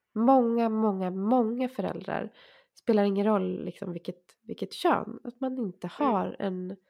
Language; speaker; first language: Swedish; native; Swedish